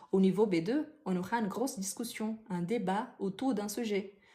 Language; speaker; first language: French; non-native, fluent; Portuguese